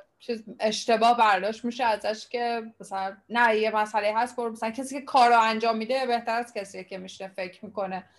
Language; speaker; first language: Persian; native; Persian